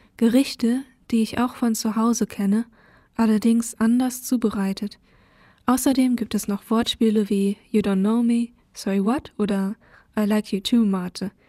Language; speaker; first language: German; early bilingual, other home language; Vietnamese